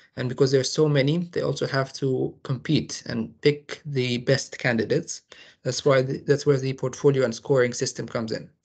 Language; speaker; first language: English; non-native, fluent; Arabic